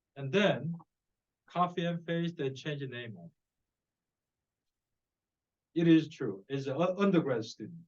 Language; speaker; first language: English; non-native, fluent; Korean